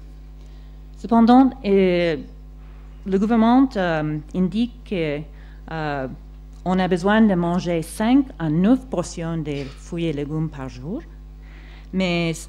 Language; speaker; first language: French; non-native, fluent; English